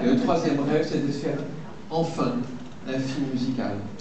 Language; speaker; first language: French; native; French